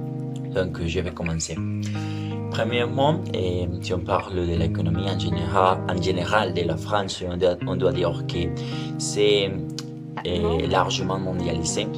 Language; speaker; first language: French; non-native, learner; Spanish